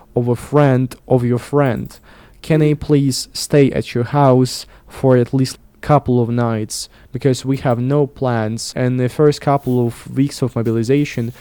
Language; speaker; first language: English; non-native, fluent; Russian